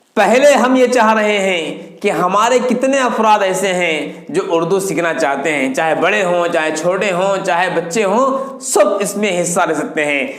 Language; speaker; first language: Urdu; native; Urdu